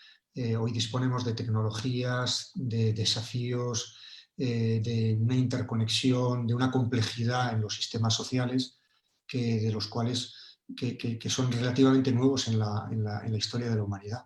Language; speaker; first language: Spanish; native; Spanish